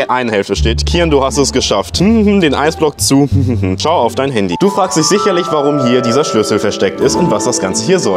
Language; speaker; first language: German; native; German